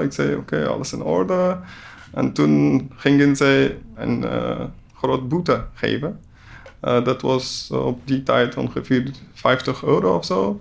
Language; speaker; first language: Dutch; non-native, learner; Persian